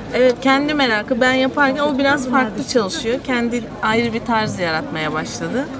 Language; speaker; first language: Turkish; native; Turkish